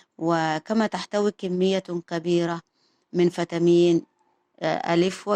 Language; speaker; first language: Arabic; native; Arabic